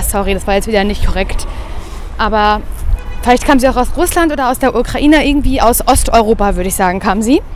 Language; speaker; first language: German; native; German